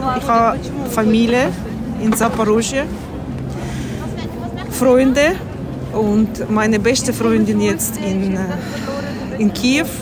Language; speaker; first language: German; non-native, fluent; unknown